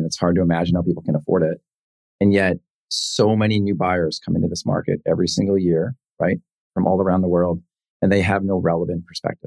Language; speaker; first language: English; native; English